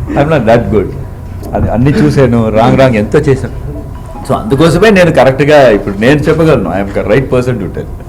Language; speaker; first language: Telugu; non-native, learner; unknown